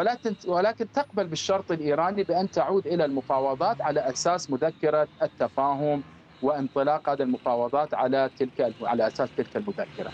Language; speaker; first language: Arabic; non-native, fluent; Persian